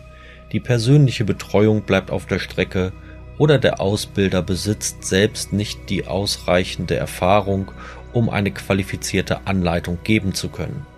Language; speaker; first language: German; native; German